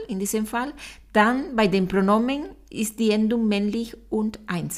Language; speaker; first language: German; non-native, fluent; Spanish